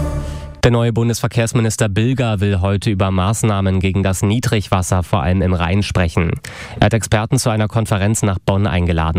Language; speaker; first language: German; native; German